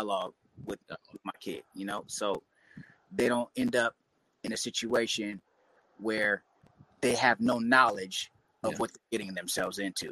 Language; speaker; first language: English; native; English